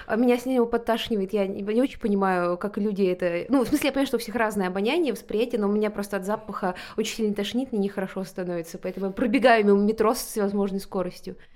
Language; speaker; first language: Russian; native; Russian